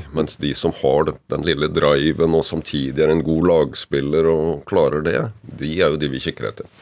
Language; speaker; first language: Norwegian; native; Norwegian